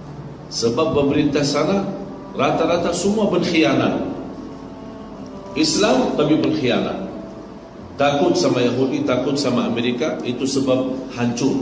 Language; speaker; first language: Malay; non-native, fluent; Arabic